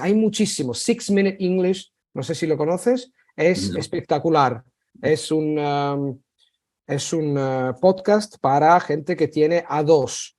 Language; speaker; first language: Spanish; non-native, fluent; Italian